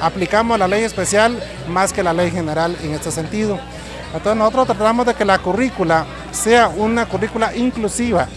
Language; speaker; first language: Spanish; non-native, local second language; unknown